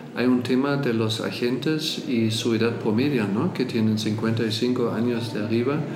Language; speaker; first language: Spanish; non-native, fluent; German